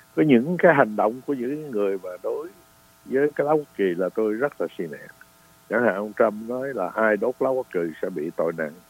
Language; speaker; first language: Vietnamese; native; Vietnamese